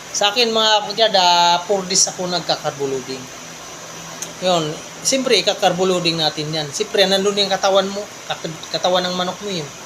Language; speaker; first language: Filipino; non-native, local second language; Cebuano